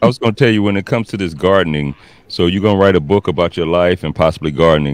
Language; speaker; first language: English; native; English